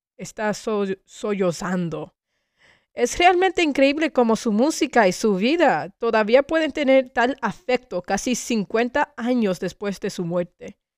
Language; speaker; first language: Spanish; early bilingual, heritage; Spanish